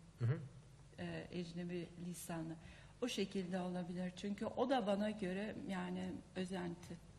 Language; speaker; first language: Turkish; non-native, fluent; Japanese